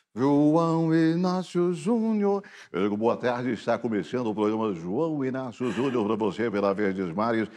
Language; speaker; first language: Portuguese; native; Portuguese